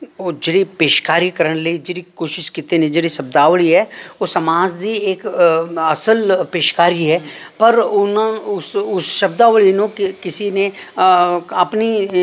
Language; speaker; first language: Punjabi; non-native, fluent; Kannada